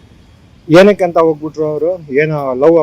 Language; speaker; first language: Kannada; native; Kannada